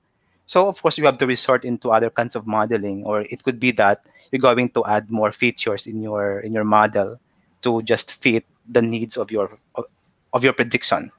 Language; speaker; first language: English; non-native, local second language; Cebuano